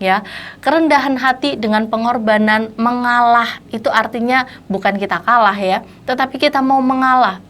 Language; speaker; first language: Indonesian; native; Indonesian